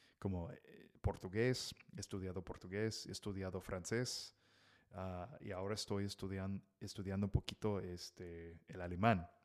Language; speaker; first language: Spanish; non-native, fluent; English